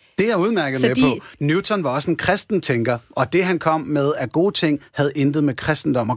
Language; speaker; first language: Danish; native; Danish